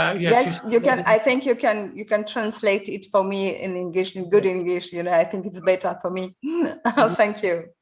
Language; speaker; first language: English; non-native, learner; French